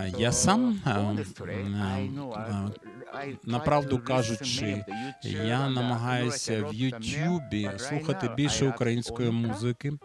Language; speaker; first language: Ukrainian; non-native, fluent; Japanese